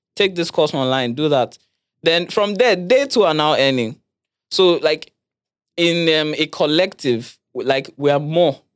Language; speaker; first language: English; non-native, local second language; Yoruba